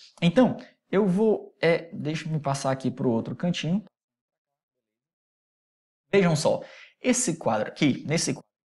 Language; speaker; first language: Portuguese; native; Portuguese